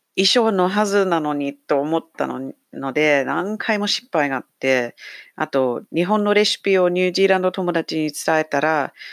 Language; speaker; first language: Japanese; non-native, fluent; English